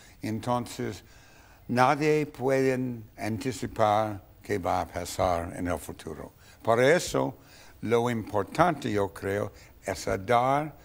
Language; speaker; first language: Spanish; non-native, fluent; English